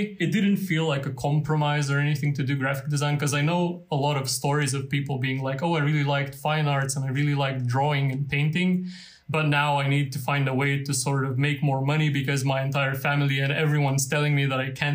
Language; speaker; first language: English; non-native, fluent; Lithuanian